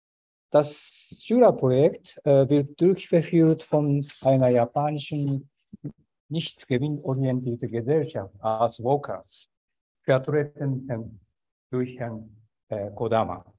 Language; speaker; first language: German; non-native, fluent; Japanese